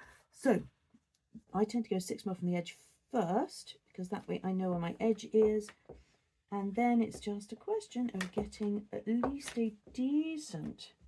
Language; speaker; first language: English; native; English